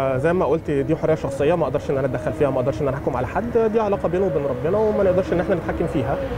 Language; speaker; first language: Arabic; early bilingual, other home language; English